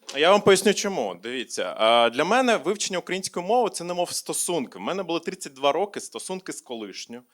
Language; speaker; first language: Ukrainian; non-native, local second language; Russian